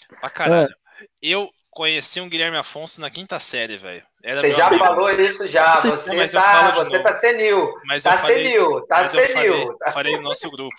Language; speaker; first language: Portuguese; native; Portuguese